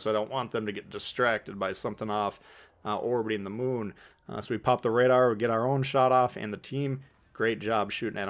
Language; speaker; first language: English; native; English